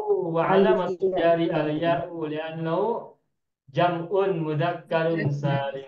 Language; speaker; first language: Arabic; non-native, fluent; Indonesian